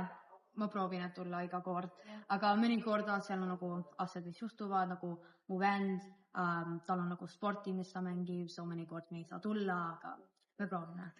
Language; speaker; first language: Estonian; early bilingual, heritage; English